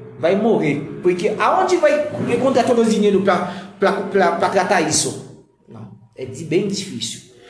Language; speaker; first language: Portuguese; non-native, learner; Haitian Creole